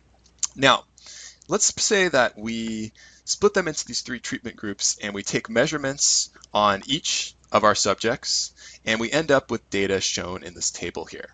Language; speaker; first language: English; native; English